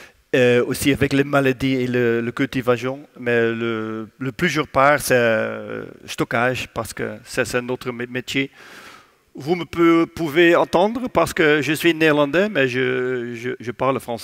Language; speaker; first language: French; non-native, learner; Dutch